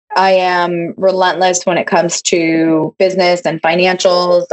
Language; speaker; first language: English; early bilingual, other home language; Hebrew